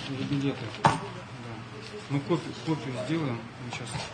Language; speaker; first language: Russian; native; Russian